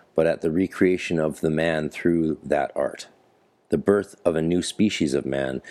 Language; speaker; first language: English; native; English